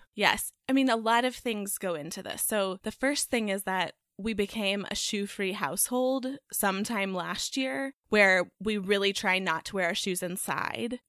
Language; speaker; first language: English; native; English